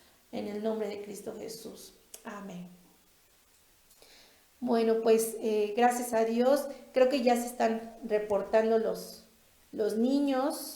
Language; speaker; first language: Spanish; native; Spanish